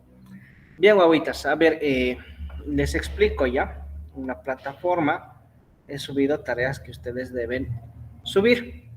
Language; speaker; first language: Spanish; native; Spanish